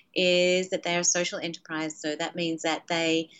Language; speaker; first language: English; native; English